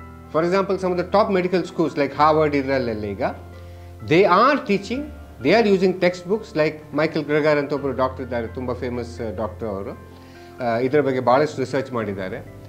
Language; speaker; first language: English; non-native, local second language; Kannada